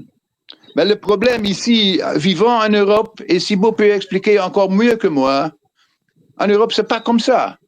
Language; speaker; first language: French; non-native, fluent; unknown